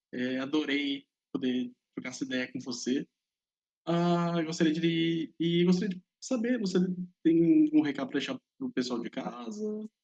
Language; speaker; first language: Portuguese; native; Portuguese